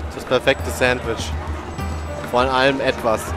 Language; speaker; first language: German; native; German